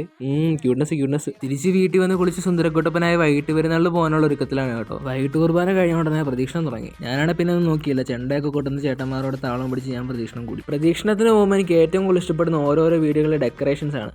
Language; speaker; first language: Malayalam; native; Malayalam